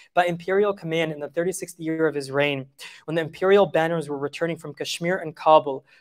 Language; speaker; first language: English; native; English